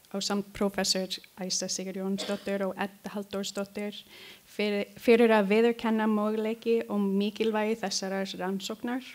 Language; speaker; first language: Icelandic; non-native, learner; English